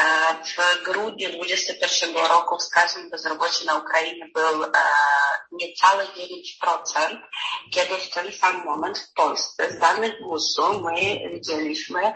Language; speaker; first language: Polish; non-native, fluent; Ukrainian